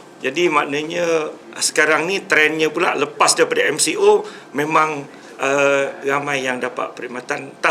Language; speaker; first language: Malay; native; Malay